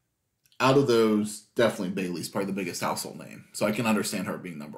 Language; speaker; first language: English; native; English